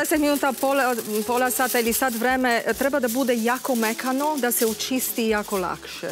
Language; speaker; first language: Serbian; non-native, learner; Romanian